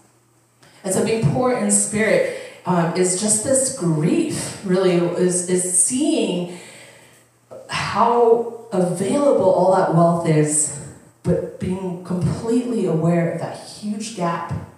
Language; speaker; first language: English; native; English